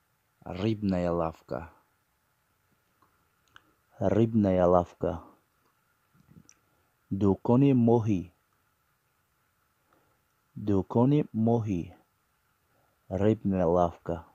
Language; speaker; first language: Russian; non-native, learner; Tajik